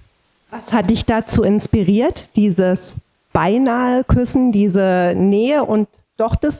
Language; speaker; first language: German; native; German